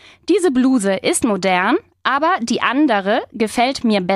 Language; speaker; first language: German; non-native, fluent; Spanish